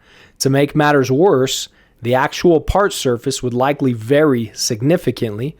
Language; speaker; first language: English; native; English